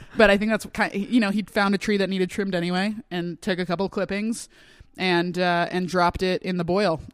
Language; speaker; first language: English; native; English